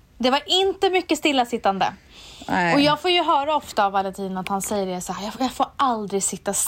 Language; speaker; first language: Swedish; native; Swedish